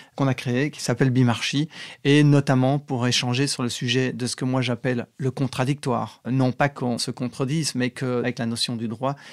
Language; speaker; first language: French; native; French